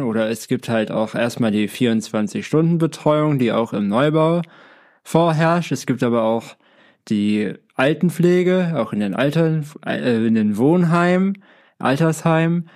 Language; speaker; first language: German; native; German